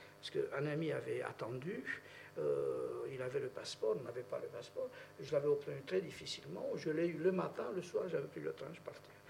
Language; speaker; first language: French; non-native, fluent; Romanian